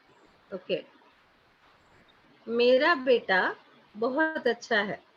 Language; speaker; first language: Hindi; native; Hindi